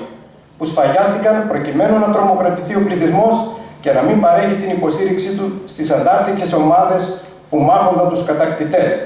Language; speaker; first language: Greek; native; Greek